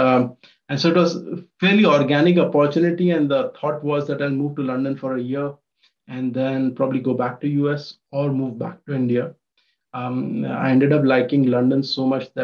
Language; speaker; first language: English; non-native, local second language; Hindi